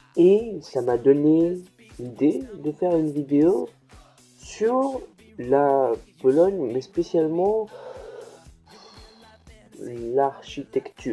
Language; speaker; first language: French; early bilingual, heritage; French